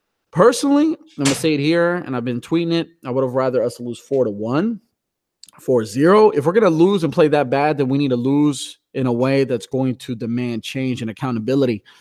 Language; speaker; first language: English; early bilingual, other home language; Portuguese